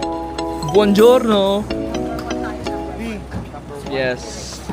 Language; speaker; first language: Italian; non-native, learner; Filipino